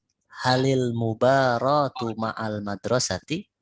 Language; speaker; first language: Arabic; non-native, fluent; Indonesian